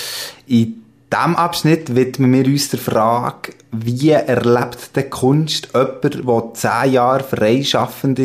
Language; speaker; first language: German; native; German